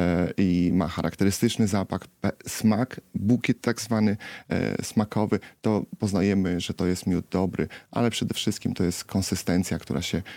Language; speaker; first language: Polish; native; Polish